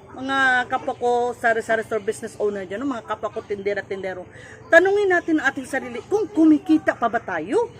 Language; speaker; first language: Filipino; non-native, local second language; Cebuano